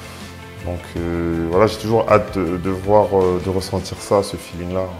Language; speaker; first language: French; early bilingual, other home language; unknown